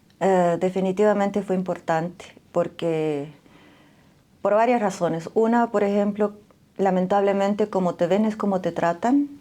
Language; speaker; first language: Spanish; native; Spanish